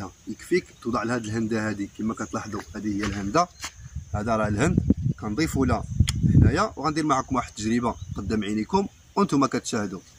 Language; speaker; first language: Arabic; native; Arabic